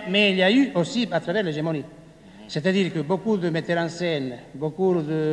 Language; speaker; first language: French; non-native, fluent; Italian